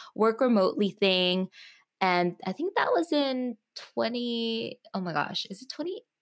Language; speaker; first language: English; early bilingual, other home language; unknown